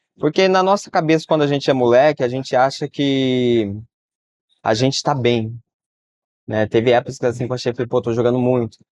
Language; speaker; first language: Portuguese; early bilingual, heritage; Portuguese